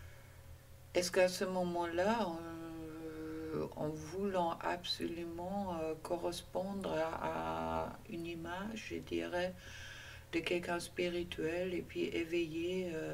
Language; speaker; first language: French; non-native, fluent; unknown